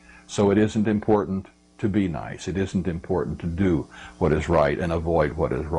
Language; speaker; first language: English; native; English